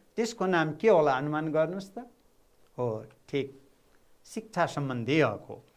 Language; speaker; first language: Nepali; non-native, local second language; Bhojpuri